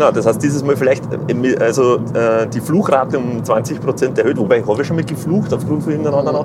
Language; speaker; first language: German; native; German